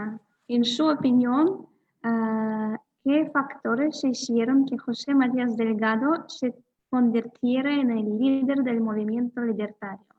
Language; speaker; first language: Spanish; non-native, fluent; Russian